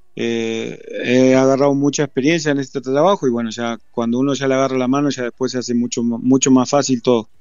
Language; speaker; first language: Spanish; native; Spanish